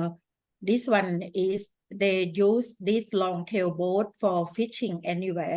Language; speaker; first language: English; non-native, fluent; Thai